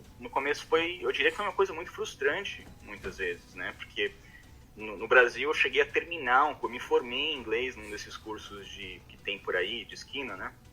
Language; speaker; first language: Portuguese; native; Portuguese